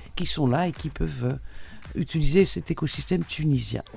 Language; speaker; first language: French; non-native, fluent; Dutch